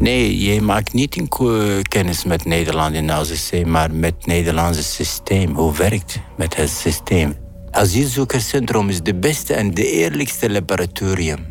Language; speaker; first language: Dutch; non-native, fluent; Arabic